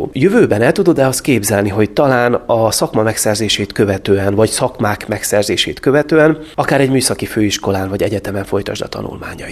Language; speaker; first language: Hungarian; native; Hungarian